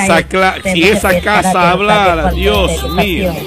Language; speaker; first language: Spanish; native; Spanish